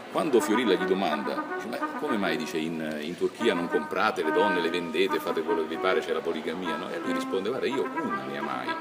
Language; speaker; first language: Italian; native; Italian